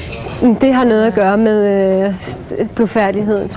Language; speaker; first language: Danish; early bilingual, other home language; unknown